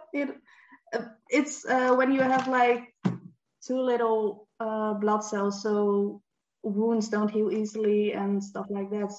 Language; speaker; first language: English; non-native, fluent; Dutch